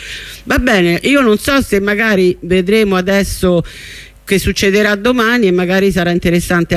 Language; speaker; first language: Italian; native; Italian